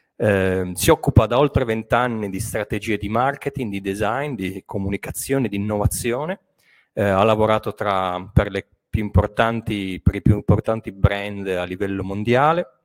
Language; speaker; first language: Italian; native; Italian